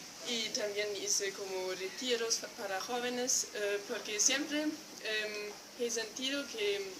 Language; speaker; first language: Spanish; non-native, fluent; German